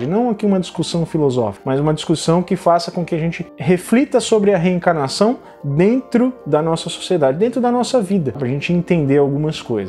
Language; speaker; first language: Portuguese; native; Portuguese